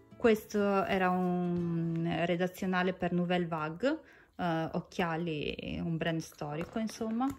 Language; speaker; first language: Italian; native; Italian